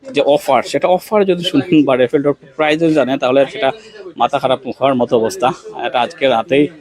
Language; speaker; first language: Bangla; native; Bangla